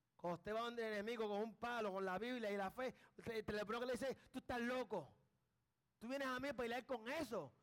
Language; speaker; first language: Spanish; early bilingual, heritage; Spanish